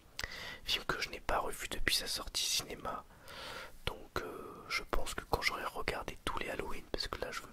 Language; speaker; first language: French; native; French